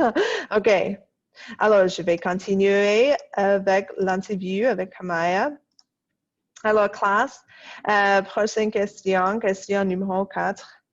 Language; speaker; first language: French; non-native, fluent; English